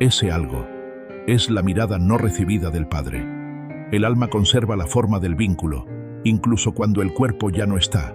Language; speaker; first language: Spanish; native; Spanish